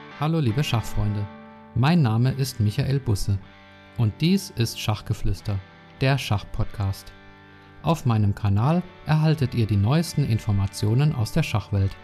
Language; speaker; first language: German; native; German